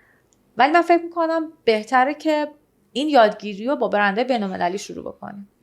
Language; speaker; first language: Persian; native; Persian